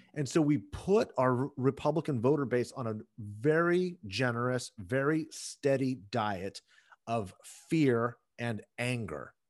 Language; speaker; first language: English; native; English